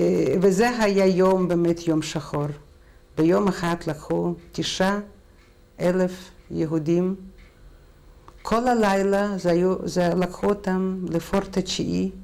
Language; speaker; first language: Hebrew; non-native, fluent; Russian